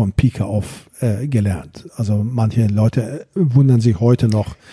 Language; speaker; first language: German; early bilingual, other home language; Persian